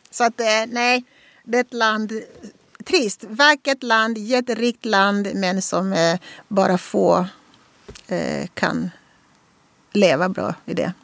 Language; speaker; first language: Swedish; non-native, fluent; Portuguese